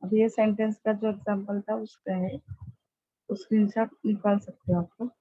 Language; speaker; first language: Hindi; non-native, local second language; Marathi